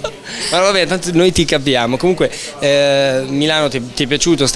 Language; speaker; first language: Italian; native; Italian